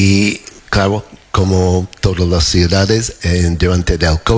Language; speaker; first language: Spanish; non-native, learner; English